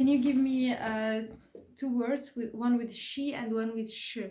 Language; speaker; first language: English; non-native, local second language; Arabic